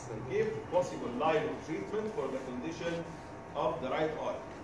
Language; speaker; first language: English; non-native, fluent; Arabic